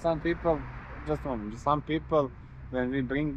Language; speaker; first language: English; non-native, learner; Serbian